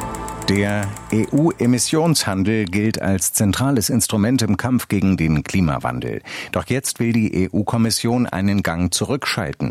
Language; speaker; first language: German; native; German